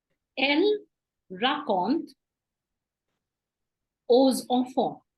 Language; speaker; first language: French; non-native, fluent; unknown